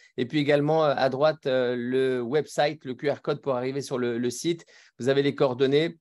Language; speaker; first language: French; native; French